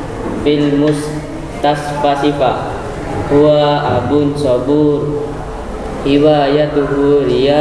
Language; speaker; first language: Arabic; non-native, learner; Indonesian